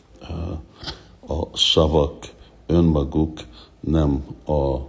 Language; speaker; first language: Hungarian; non-native, learner; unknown